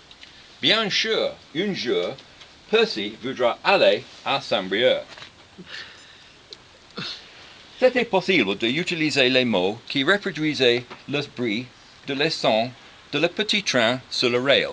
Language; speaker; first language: French; non-native, learner; English